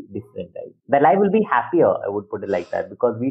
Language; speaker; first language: English; non-native, local second language; Malayalam